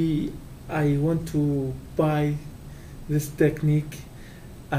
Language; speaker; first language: English; non-native, learner; Kurdish